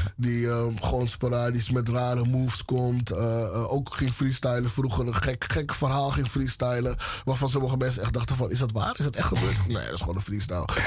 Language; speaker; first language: Dutch; native; Dutch